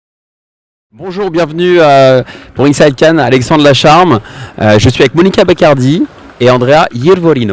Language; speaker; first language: French; native; French